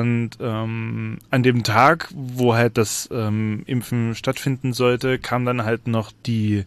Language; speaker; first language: German; native; German